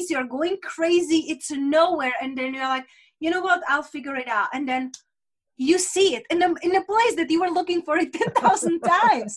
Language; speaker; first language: English; non-native, fluent; Czech